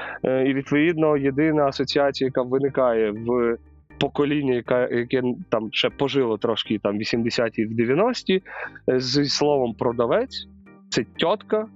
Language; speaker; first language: Ukrainian; native; Ukrainian